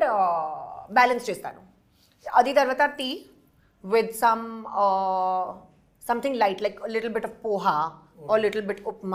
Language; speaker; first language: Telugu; non-native, learner; Hindi